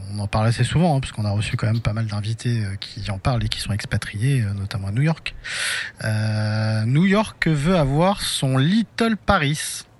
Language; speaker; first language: French; native; French